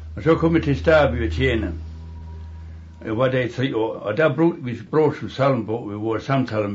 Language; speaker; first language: Danish; native; Danish